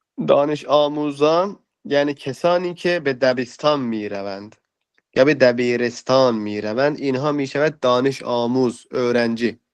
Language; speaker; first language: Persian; non-native, fluent; Turkish